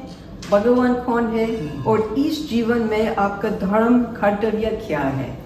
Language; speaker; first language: Hindi; non-native, fluent; English